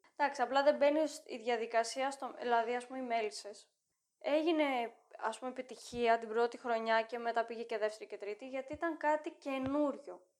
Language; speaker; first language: Greek; native; Greek